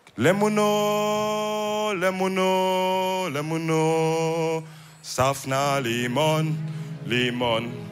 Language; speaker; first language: German; early bilingual, other home language; Wolof